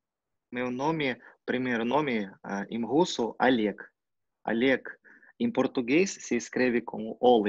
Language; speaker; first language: Portuguese; non-native, fluent; Russian